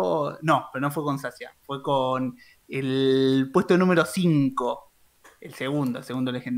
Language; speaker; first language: Spanish; native; Spanish